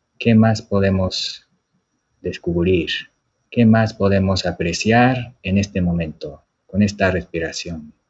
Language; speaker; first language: Spanish; non-native, fluent; Japanese